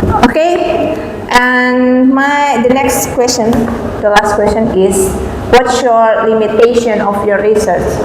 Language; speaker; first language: English; non-native, fluent; Indonesian